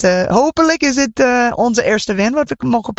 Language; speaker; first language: Dutch; non-native, fluent; English